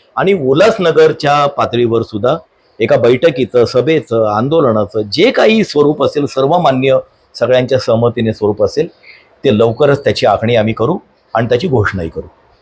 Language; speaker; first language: Marathi; native; Marathi